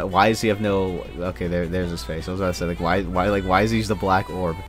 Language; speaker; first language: English; native; English